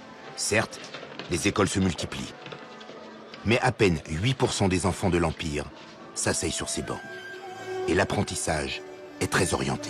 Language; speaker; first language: French; native; French